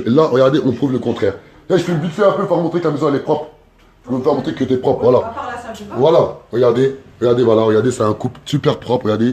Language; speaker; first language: French; native; French